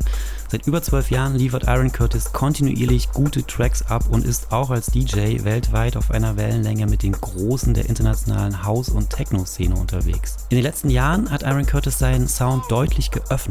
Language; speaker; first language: German; native; German